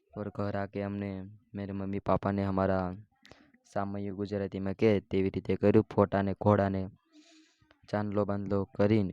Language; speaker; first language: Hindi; non-native, local second language; Gujarati